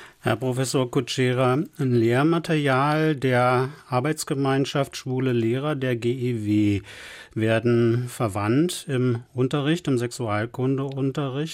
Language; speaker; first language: German; native; German